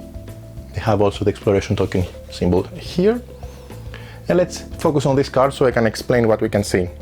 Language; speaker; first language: English; non-native, fluent; Greek